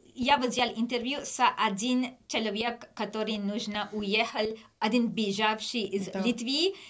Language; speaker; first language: Russian; non-native, learner; English